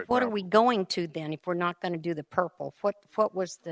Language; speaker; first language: English; native; English